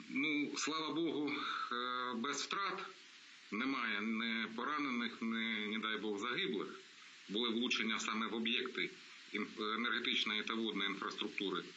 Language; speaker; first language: Ukrainian; non-native, local second language; Russian